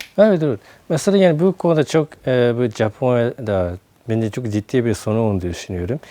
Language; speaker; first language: Turkish; non-native, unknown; Japanese